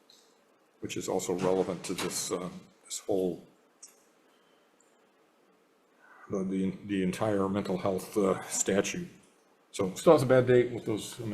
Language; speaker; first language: English; native; English